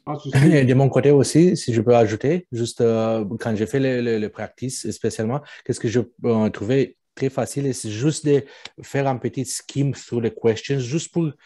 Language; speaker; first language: French; non-native, fluent; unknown